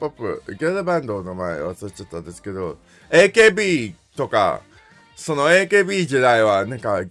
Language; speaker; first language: Japanese; non-native, learner; English